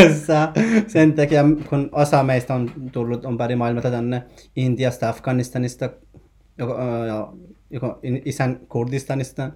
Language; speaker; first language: Finnish; non-native, learner; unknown